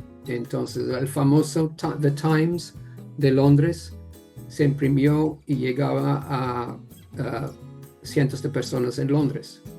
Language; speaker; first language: Spanish; non-native, fluent; English